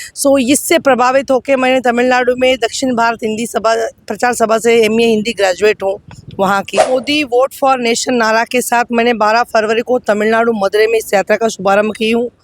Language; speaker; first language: Hindi; non-native, local second language; Tamil